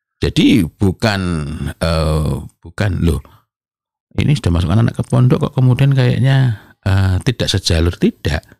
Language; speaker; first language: Indonesian; native; Indonesian